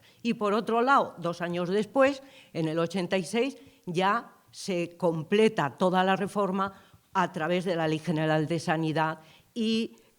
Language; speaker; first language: Spanish; native; Spanish